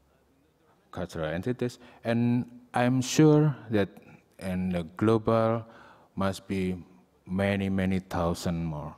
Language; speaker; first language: English; non-native, learner; Indonesian